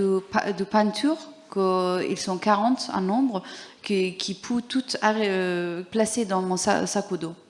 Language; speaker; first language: French; non-native, learner; Persian